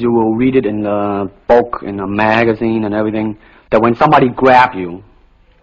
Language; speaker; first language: English; non-native, local second language; Cantonese